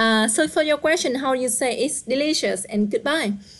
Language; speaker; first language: English; non-native, fluent; Vietnamese